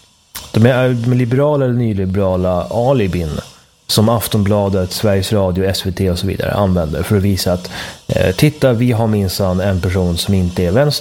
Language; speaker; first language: Swedish; native; Swedish